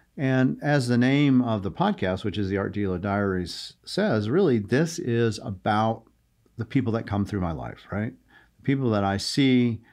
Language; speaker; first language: English; native; English